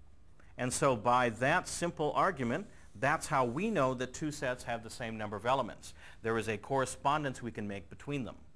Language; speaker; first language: English; native; English